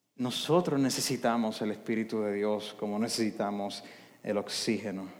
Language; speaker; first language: Spanish; native; Spanish